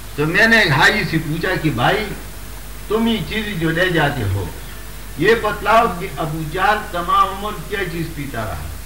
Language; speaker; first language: Urdu; non-native, local second language; Pashto